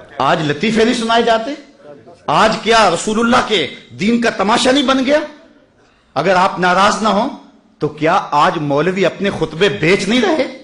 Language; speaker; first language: Urdu; non-native, local second language; Punjabi